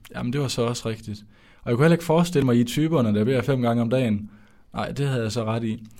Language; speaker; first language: Danish; native; Danish